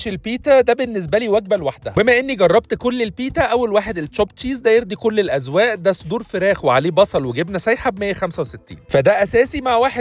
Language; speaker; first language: Arabic; native; Arabic